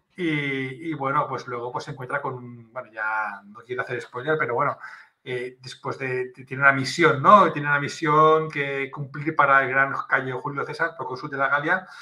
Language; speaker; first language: Spanish; native; Spanish